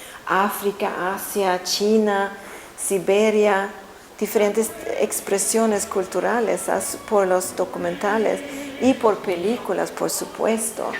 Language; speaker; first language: Spanish; non-native, fluent; Swedish